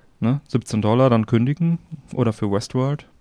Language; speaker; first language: German; native; German